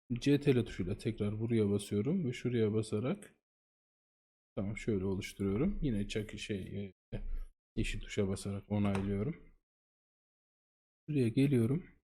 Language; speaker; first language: Turkish; native; Turkish